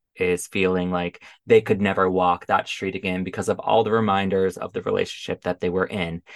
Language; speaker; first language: English; native; English